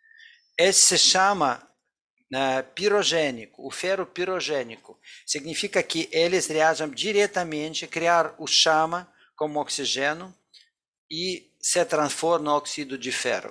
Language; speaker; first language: Portuguese; non-native, fluent; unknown